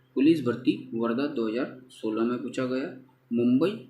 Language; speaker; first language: Hindi; non-native, local second language; Marathi